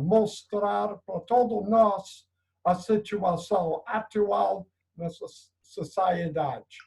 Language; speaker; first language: Portuguese; non-native, learner; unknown